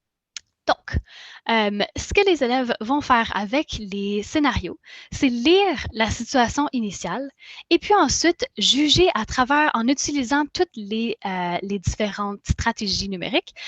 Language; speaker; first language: French; native; French